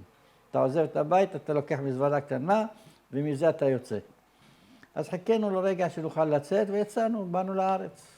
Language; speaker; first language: Hebrew; early bilingual, other home language; Arabic